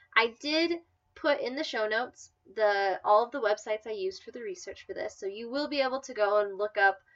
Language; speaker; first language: English; native; English